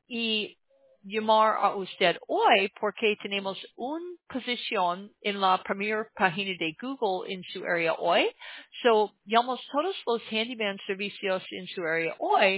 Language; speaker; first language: Spanish; non-native, learner; English